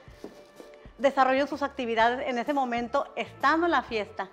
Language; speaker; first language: Spanish; native; Spanish